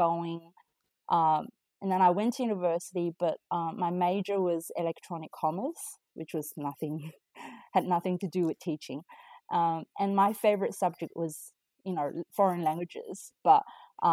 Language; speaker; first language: English; non-native, fluent; Chinese